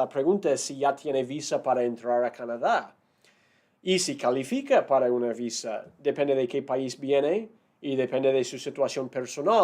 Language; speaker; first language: Spanish; non-native, fluent; English